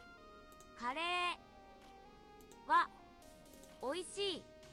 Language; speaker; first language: Japanese; non-native, learner; English